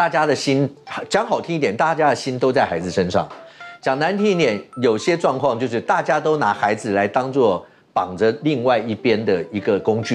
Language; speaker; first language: Chinese; native; Chinese